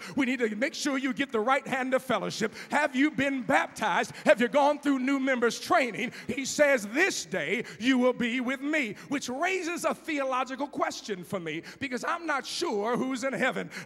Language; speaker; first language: English; native; English